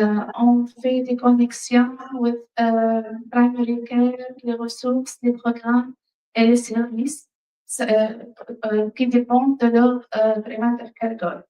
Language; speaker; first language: French; non-native, fluent; Arabic